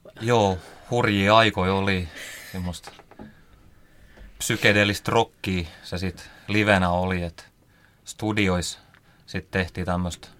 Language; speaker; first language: Finnish; native; Finnish